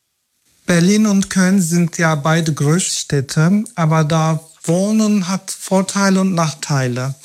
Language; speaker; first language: German; non-native, learner; Turkish